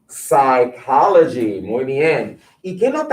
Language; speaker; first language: Spanish; non-native, fluent; English